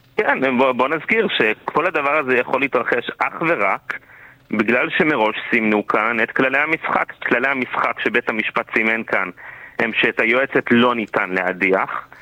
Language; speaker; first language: Hebrew; native; Hebrew